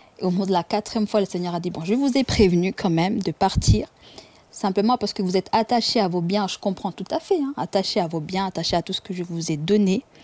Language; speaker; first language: French; non-native, local second language; Kinyarwanda